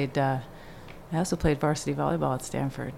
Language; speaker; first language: English; native; English